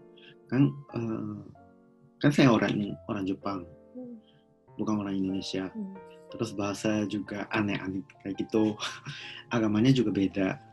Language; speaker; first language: Indonesian; non-native, local second language; Japanese